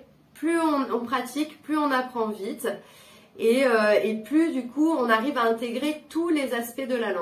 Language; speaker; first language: French; native; French